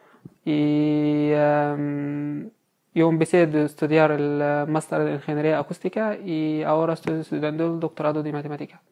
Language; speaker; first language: Spanish; non-native, fluent; Arabic